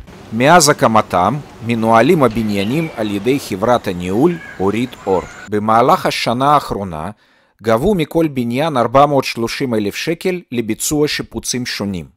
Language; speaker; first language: Hebrew; native; Hebrew